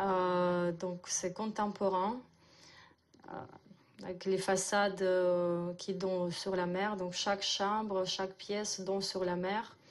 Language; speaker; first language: French; non-native, fluent; Russian